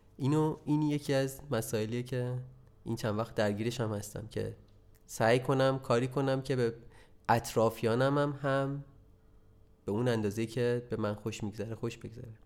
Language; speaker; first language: Persian; native; Persian